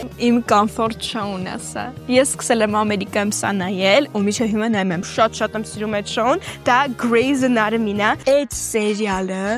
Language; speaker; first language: Armenian; early bilingual, heritage; Armenian